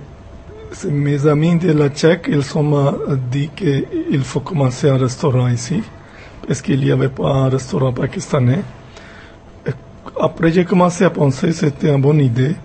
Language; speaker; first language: French; non-native, learner; Punjabi